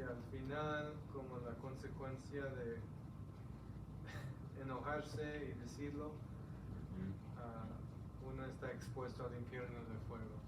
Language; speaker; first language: Spanish; early bilingual, heritage; Spanish